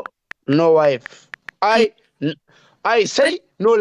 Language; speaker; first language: English; non-native, learner; Oromo